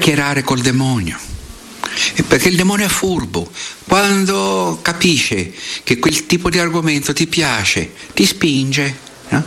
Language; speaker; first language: Italian; non-native, fluent; Portuguese